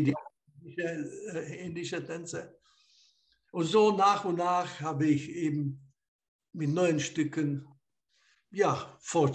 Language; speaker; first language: German; non-native, fluent; Slovak